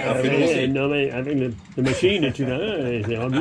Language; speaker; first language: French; non-native, learner; English